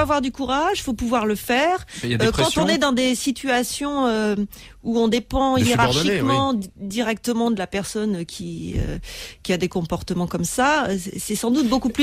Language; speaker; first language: French; native; French